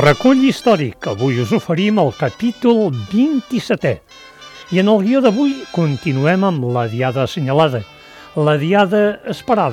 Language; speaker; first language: Catalan; native; Catalan